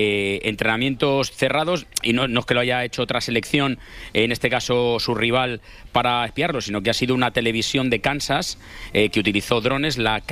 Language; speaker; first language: Spanish; native; Spanish